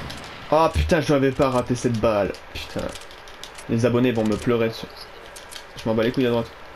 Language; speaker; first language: French; native; French